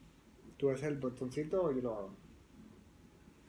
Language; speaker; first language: Spanish; early bilingual, other home language; French